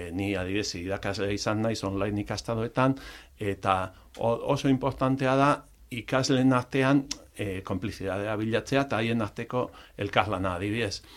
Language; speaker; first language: Basque; non-native, local second language; Spanish